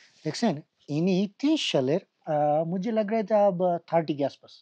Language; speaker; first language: Hindi; non-native, fluent; Bangla